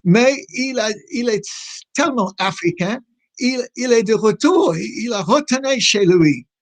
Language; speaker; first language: French; non-native, fluent; English